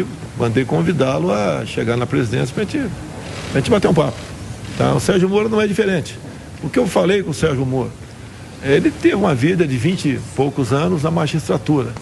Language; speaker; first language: Portuguese; native; Portuguese